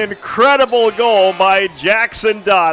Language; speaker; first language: English; native; English